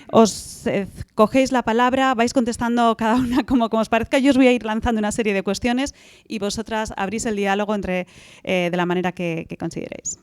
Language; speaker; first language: Spanish; native; Spanish